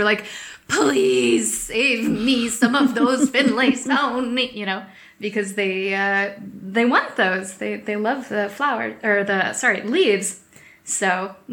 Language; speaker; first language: English; native; English